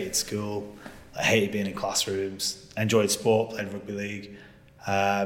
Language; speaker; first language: English; native; English